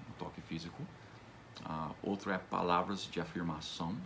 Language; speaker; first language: Portuguese; non-native, fluent; English